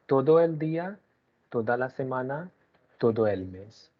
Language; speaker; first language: Spanish; non-native, learner; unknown